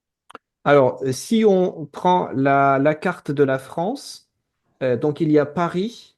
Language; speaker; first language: French; non-native, fluent; Azerbaijani